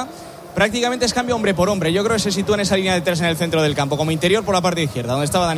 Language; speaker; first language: Spanish; native; Spanish